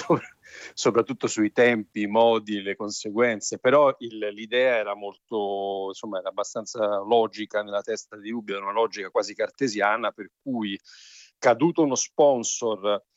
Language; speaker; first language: Italian; native; Italian